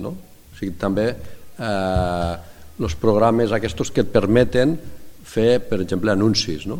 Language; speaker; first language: Catalan; native; Catalan